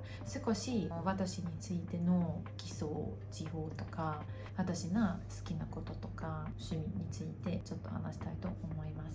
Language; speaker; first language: Japanese; non-native, fluent; Hungarian